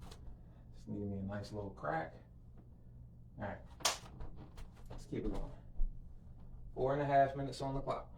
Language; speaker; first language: English; native; English